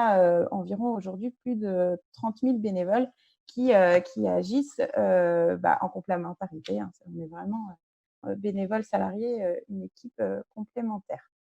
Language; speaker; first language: French; native; French